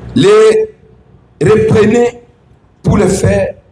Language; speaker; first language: French; non-native, local second language; Swahili